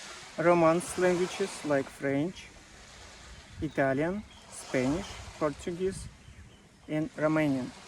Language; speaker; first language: English; non-native, learner; Russian